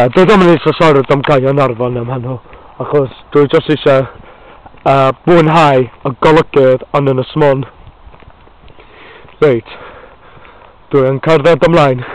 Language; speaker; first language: Welsh; non-native, learner; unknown